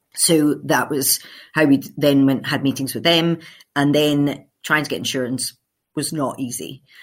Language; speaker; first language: English; native; English